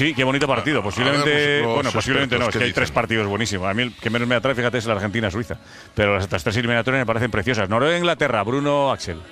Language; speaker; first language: Spanish; native; Spanish